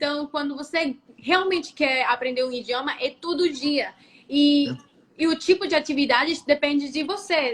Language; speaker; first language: Portuguese; non-native, fluent; Spanish